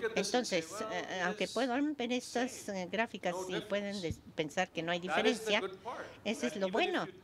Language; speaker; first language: Spanish; non-native, fluent; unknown